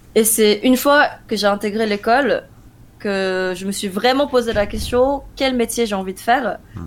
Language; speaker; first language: French; early bilingual, other home language; Korean